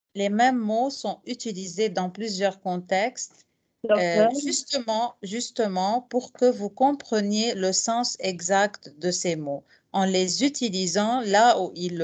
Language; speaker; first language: French; non-native, fluent; Arabic